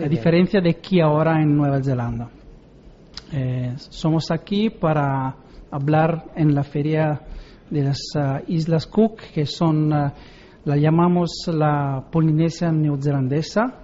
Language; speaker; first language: Spanish; non-native, learner; Italian